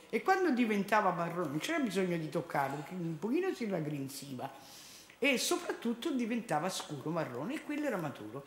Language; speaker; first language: Italian; native; Italian